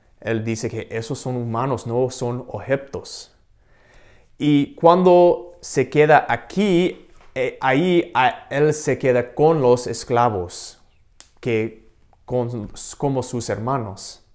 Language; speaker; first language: Spanish; non-native, fluent; English